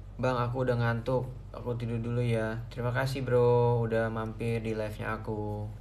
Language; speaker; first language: Indonesian; native; Indonesian